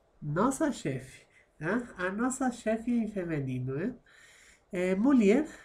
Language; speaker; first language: Portuguese; non-native, fluent; Spanish